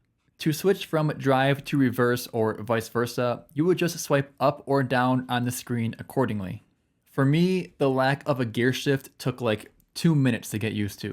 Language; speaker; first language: English; native; English